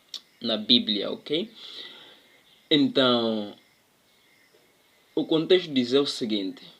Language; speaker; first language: Portuguese; non-native, local second language; Tsonga